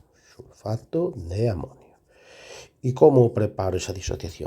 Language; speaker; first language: Spanish; native; Spanish